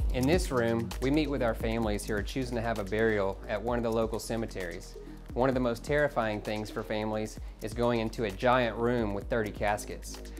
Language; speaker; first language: English; native; English